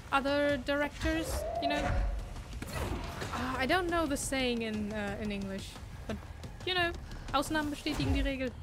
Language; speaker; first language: English; non-native, fluent; German